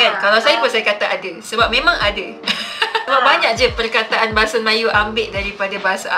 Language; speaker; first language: Malay; native; Malay